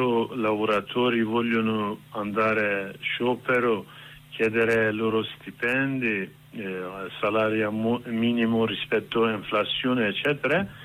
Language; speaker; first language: Italian; non-native, learner; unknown